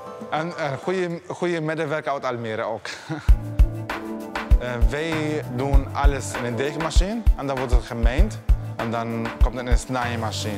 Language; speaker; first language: Dutch; early bilingual, other home language; Arabic